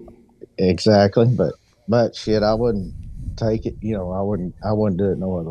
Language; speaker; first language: English; native; English